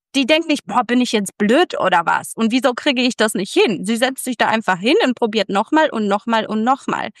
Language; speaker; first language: German; early bilingual, other home language; Polish